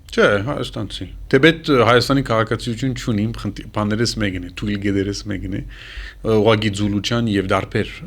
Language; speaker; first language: Armenian; early bilingual, heritage; Armenian